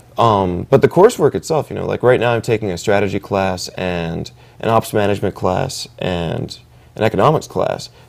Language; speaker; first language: English; native; English